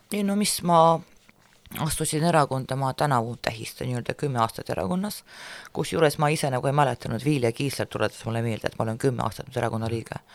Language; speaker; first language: Estonian; non-native, local second language; Russian